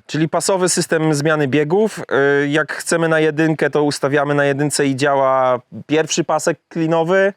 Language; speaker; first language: Polish; native; Polish